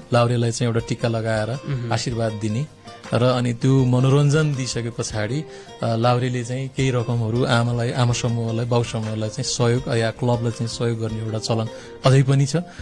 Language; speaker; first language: Nepali; non-native, local second language; Gurung